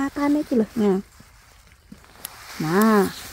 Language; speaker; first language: Danish; non-native, learner; Indonesian